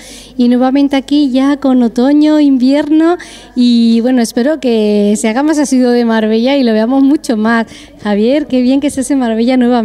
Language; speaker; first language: Spanish; native; Spanish